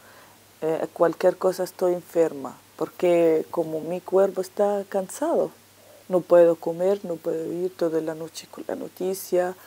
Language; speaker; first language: Spanish; non-native, learner; Arabic